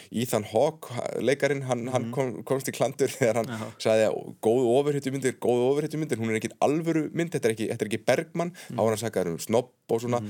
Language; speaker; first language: Icelandic; native; Icelandic